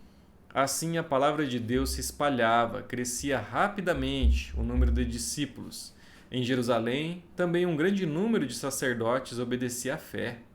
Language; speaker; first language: Portuguese; native; Portuguese